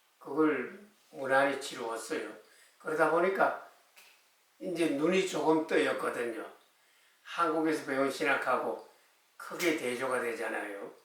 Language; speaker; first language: Korean; native; Korean